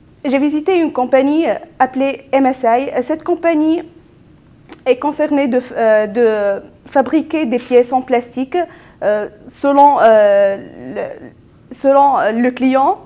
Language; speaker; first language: French; non-native, local second language; Arabic